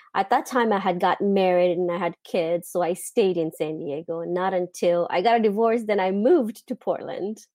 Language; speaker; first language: English; non-native, fluent; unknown